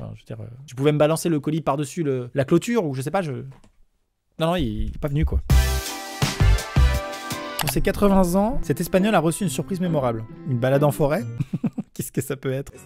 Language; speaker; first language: French; native; French